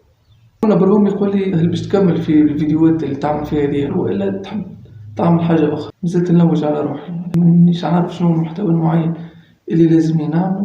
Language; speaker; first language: Arabic; native; Arabic